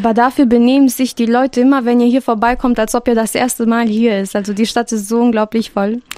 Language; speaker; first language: German; non-native, fluent; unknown